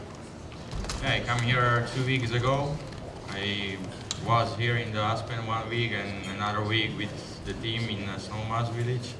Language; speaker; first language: English; non-native, learner; Slovak